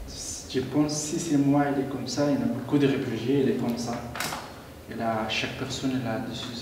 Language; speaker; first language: French; non-native, learner; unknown